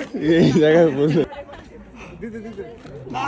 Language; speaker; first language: Japanese; non-native, learner; Bangla